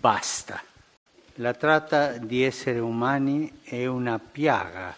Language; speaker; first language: Italian; early bilingual, heritage; Spanish